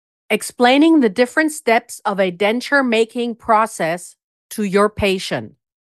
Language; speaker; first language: English; non-native, fluent; German